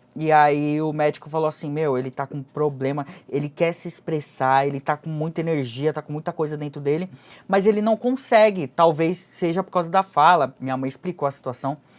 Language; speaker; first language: Portuguese; early bilingual, other home language; Japanese